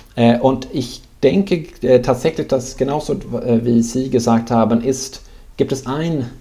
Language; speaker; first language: German; non-native, fluent; Swedish